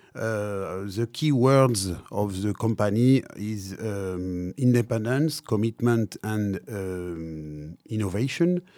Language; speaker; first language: English; non-native, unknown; French